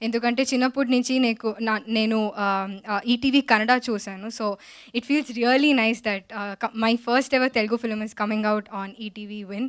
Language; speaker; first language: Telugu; non-native, learner; Kannada